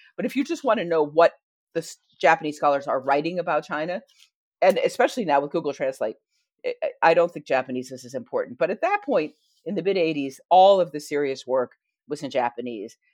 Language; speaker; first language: English; native; English